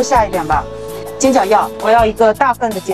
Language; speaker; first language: Chinese; native; Chinese